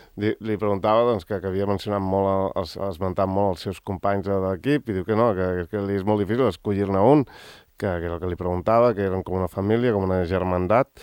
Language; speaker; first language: Catalan; native; Catalan